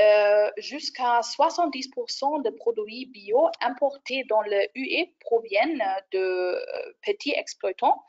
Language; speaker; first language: French; non-native, fluent; German